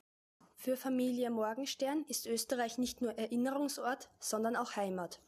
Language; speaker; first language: German; native; German